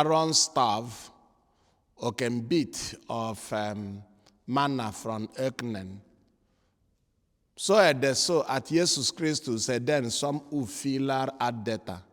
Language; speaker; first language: Swedish; non-native, fluent; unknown